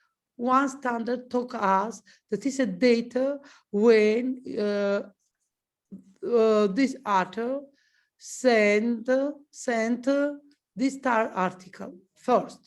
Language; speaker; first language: English; non-native, learner; Georgian